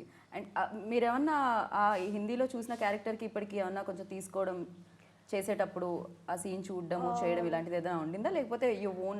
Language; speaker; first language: Telugu; native; Telugu